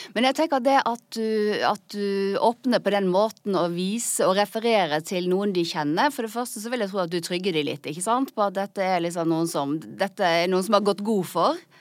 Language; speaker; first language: Norwegian; native; Norwegian